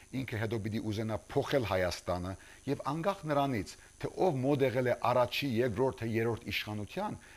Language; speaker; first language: Armenian; early bilingual, heritage; Armenian